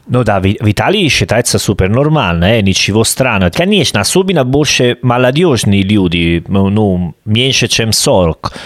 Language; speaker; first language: Russian; non-native, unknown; Italian